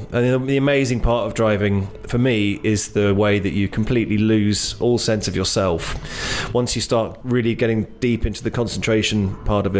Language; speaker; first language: English; native; English